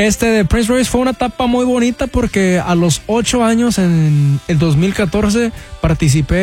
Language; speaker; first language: Spanish; early bilingual, heritage; Spanish